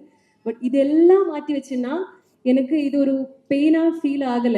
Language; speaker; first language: Tamil; non-native, learner; Malayalam